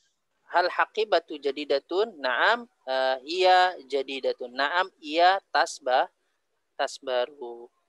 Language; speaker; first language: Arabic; non-native, fluent; Indonesian